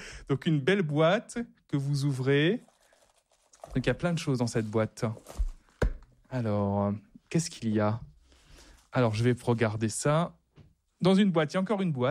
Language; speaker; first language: French; native; French